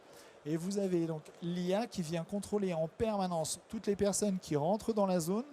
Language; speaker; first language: French; native; French